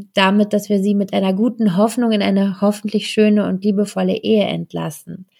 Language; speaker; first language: German; native; German